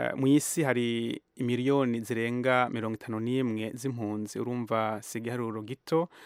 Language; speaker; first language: Rundi; early bilingual, heritage; Rundi